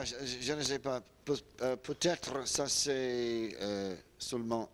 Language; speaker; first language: French; non-native, learner; English